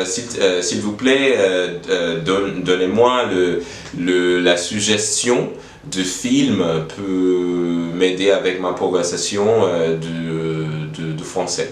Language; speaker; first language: French; non-native, learner; English